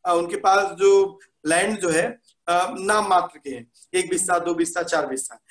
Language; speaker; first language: Hindi; native; Hindi